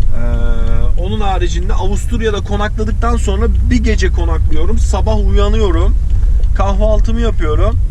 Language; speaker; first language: Turkish; early bilingual, heritage; Turkish